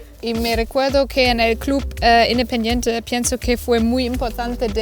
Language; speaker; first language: Spanish; non-native, fluent; German